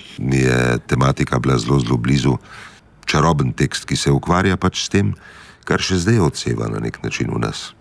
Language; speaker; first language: Slovenian; native; Slovenian